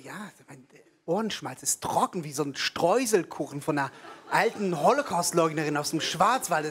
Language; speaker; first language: German; non-native, fluent; Hebrew